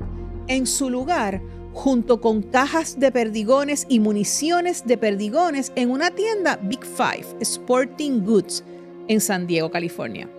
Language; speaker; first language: Spanish; native; Spanish